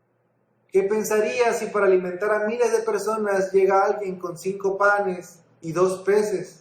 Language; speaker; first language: Spanish; native; Spanish